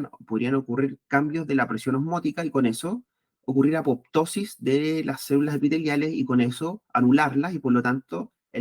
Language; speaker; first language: Spanish; native; Spanish